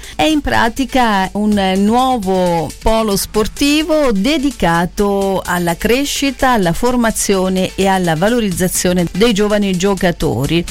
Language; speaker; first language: Italian; native; Italian